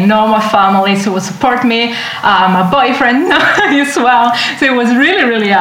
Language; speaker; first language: English; non-native, fluent; Italian